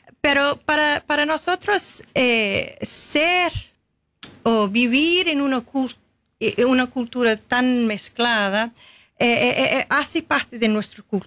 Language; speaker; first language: Spanish; non-native, fluent; English